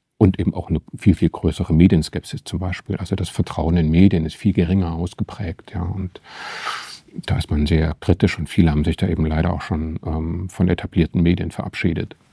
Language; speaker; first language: German; native; German